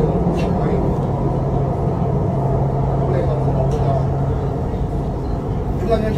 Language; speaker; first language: Cantonese; native; Cantonese